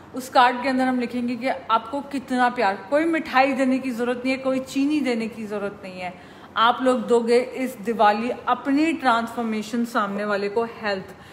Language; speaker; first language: Hindi; native; Hindi